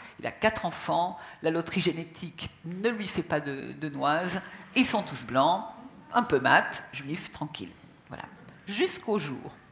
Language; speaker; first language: French; native; French